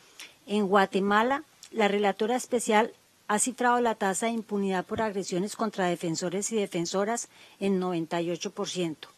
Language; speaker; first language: Spanish; native; Spanish